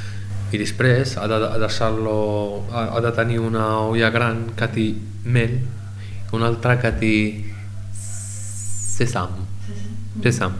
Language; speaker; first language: Catalan; non-native, learner; Arabic